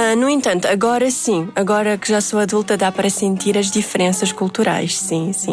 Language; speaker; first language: Portuguese; early bilingual, other home language; Uzbek